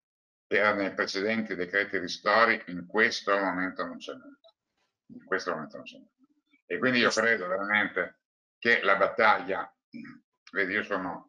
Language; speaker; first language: Italian; native; Italian